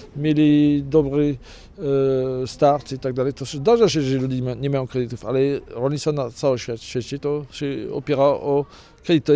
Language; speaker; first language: Polish; non-native, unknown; French